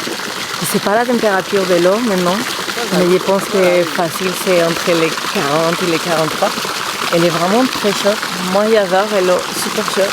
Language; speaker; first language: French; non-native, fluent; Spanish